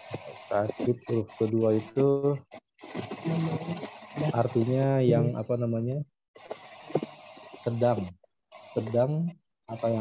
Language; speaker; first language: Indonesian; native; Indonesian